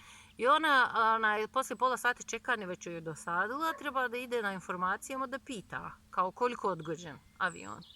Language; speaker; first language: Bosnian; non-native, fluent; Turkish